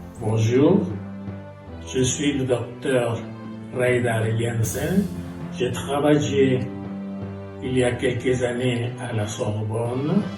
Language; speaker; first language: French; non-native, fluent; Spanish